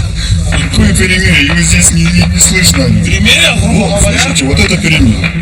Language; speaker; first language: Russian; native; Russian